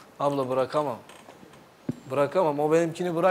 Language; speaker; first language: Turkish; native; Turkish